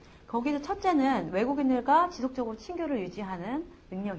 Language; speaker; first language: Korean; native; Korean